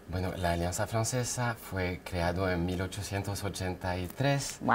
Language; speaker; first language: Spanish; non-native, fluent; French